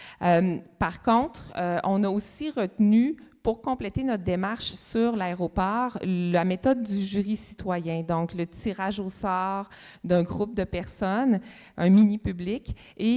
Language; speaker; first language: French; native; French